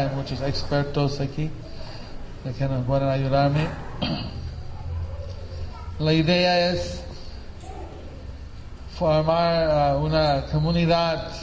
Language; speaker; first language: Spanish; non-native, fluent; English